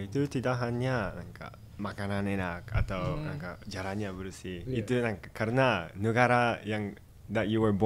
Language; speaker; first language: Indonesian; non-native, fluent; Japanese